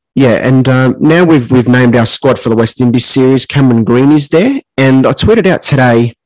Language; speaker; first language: English; native; English